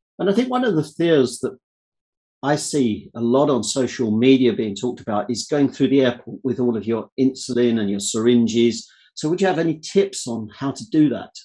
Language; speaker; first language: English; native; English